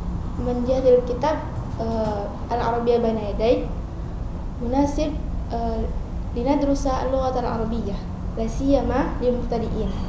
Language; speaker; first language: Arabic; non-native, learner; Indonesian